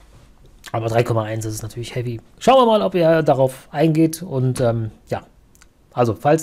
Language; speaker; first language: German; native; German